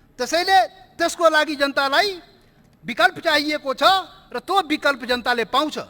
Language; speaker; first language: Nepali; non-native, local second language; Maithili